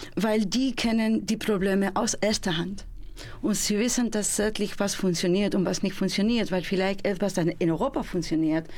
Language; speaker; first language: German; non-native, fluent; Spanish